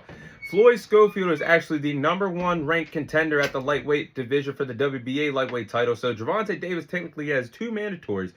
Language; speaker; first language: English; native; English